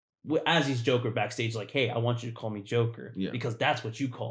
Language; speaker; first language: English; native; English